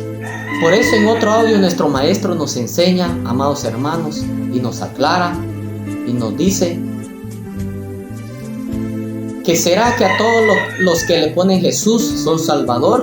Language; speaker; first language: Spanish; native; Spanish